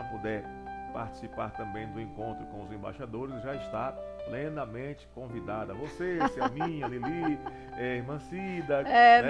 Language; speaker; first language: Portuguese; native; Portuguese